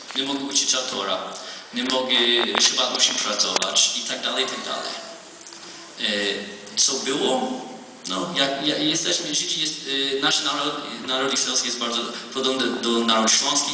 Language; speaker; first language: Polish; non-native, learner; Hebrew